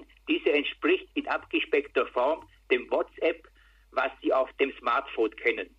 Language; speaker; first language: German; native; German